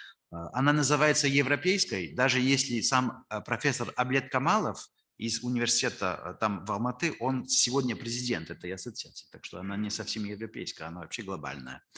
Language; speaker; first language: Russian; non-native, fluent; French